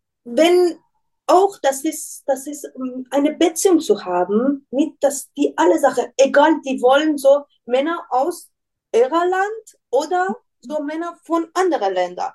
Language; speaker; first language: German; non-native, learner; Persian